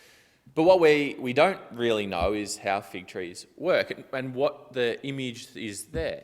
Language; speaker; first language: English; native; English